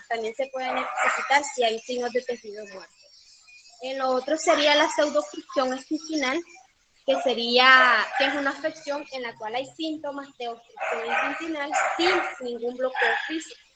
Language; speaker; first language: Spanish; native; Spanish